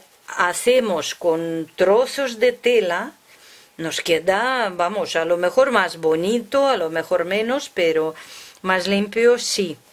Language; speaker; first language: Spanish; non-native, fluent; Russian